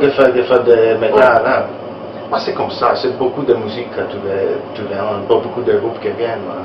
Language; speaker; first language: French; non-native, learner; Italian